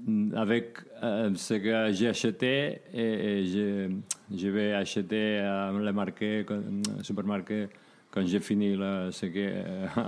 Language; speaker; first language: French; non-native, learner; Spanish